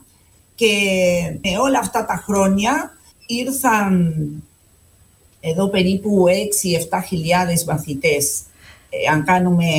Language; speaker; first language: Greek; non-native, fluent; Spanish